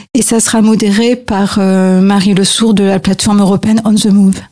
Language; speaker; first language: French; native; French